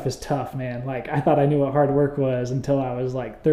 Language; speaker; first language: English; native; English